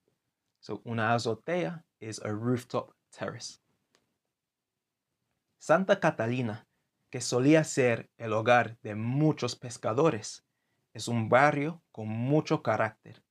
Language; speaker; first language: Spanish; non-native, fluent; English